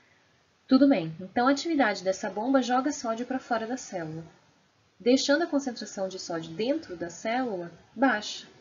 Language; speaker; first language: Portuguese; native; Portuguese